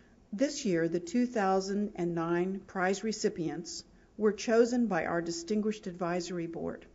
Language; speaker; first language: English; native; English